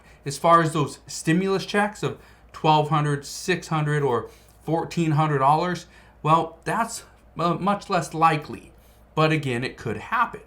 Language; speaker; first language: English; native; English